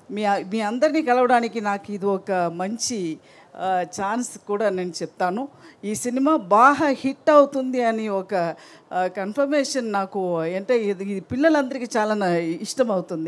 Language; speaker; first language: Telugu; non-native, local second language; Tamil